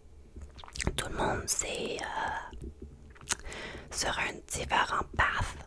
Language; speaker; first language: French; non-native, learner; English